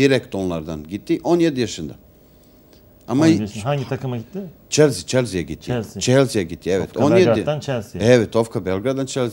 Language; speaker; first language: Turkish; non-native, learner; Serbian